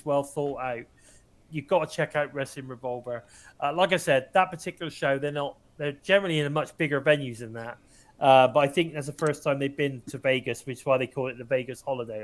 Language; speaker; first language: English; native; English